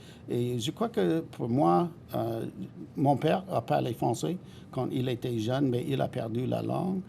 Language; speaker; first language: French; non-native, fluent; English